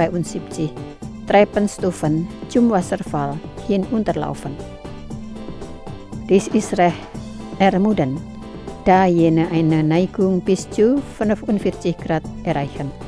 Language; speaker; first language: German; non-native, fluent; Indonesian